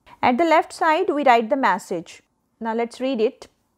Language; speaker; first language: English; non-native, local second language; Hindi